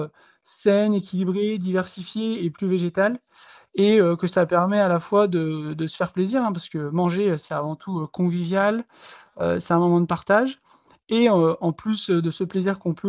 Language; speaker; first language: French; native; French